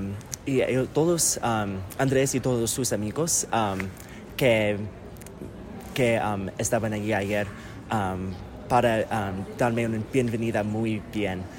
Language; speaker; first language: Spanish; non-native, learner; English